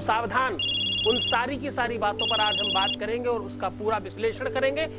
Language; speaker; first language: Hindi; native; Hindi